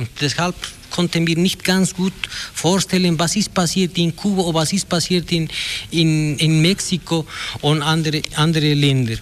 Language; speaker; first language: German; non-native, learner; Spanish